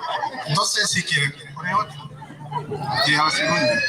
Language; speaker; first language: Spanish; non-native, learner; Haitian Creole